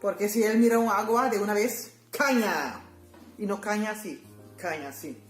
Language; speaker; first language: Spanish; non-native, fluent; Papiamento